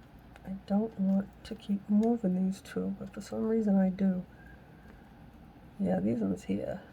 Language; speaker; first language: English; native; English